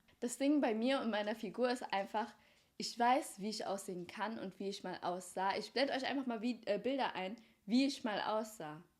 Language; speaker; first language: German; early bilingual, other home language; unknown